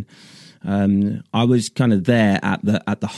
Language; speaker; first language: English; native; English